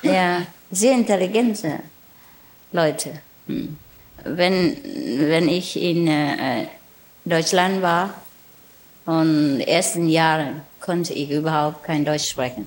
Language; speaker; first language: German; non-native, learner; Vietnamese